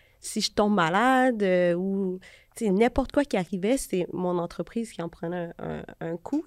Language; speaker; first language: French; native; French